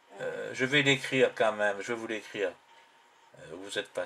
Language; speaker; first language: French; native; French